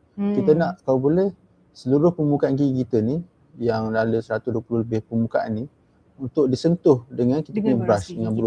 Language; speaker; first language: Malay; native; Malay